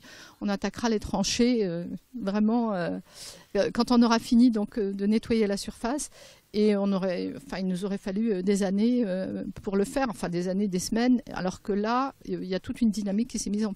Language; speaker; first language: French; native; French